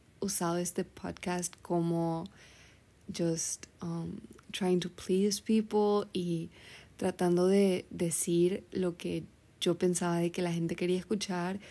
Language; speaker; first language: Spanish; early bilingual, heritage; Spanish